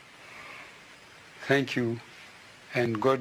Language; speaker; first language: English; non-native, local second language; Hausa